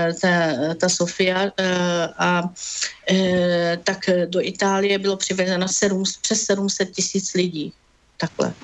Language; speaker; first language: Czech; native; Czech